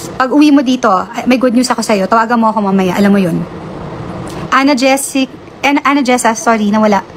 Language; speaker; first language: Filipino; native; Filipino